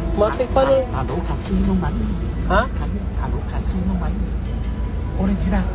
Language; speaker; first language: Filipino; native; Filipino